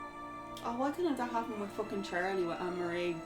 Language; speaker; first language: English; native; English